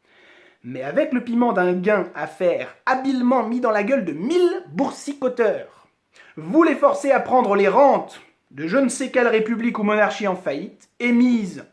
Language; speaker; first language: French; native; French